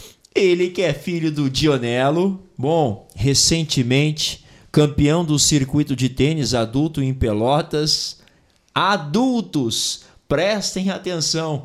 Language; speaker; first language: Portuguese; native; Portuguese